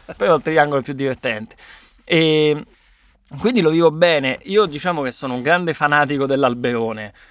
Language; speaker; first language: Italian; native; Italian